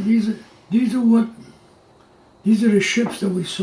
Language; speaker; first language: English; native; English